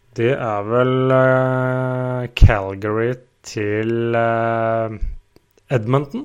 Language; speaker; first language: Norwegian; native; Norwegian